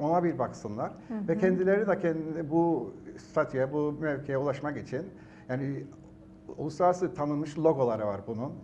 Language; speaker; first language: Turkish; early bilingual, heritage; Turkish